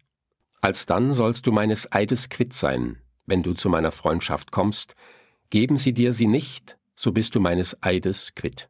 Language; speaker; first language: German; native; German